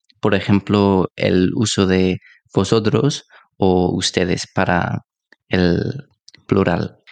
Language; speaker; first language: Spanish; non-native, fluent; English